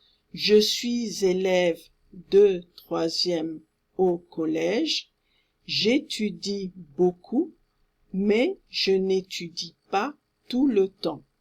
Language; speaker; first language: French; non-native, fluent; English